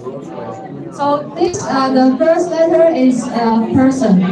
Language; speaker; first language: English; non-native, fluent; Chinese